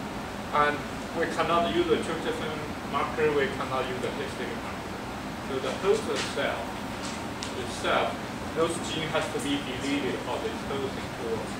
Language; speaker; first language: English; non-native, fluent; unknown